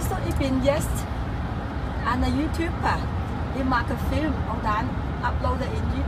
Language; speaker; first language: German; non-native, learner; Cantonese